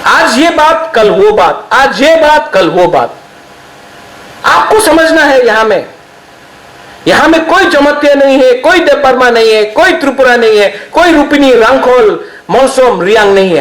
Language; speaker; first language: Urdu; non-native, local second language; Kok Borok